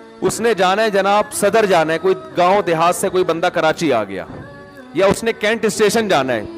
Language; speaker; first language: Urdu; native; Urdu